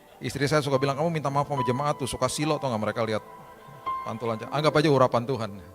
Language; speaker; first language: Indonesian; native; Indonesian